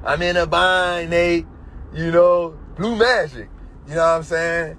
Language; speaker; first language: English; native; English